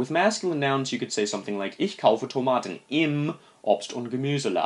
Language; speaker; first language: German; non-native, fluent; English